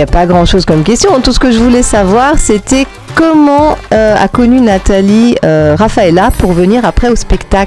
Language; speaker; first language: French; native; French